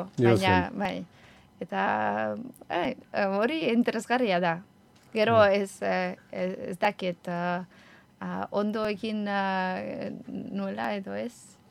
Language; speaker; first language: Basque; non-native, learner; Ukrainian